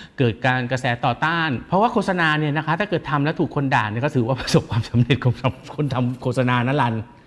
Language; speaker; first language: Thai; native; Thai